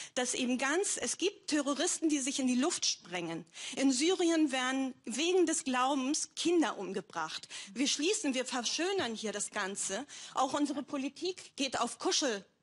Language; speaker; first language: German; non-native, fluent; Greek